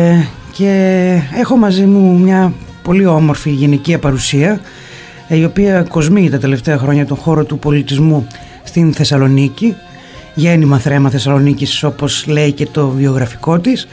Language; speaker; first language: Greek; native; Greek